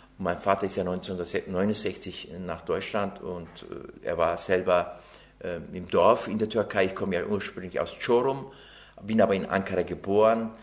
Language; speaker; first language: German; early bilingual, other home language; Turkish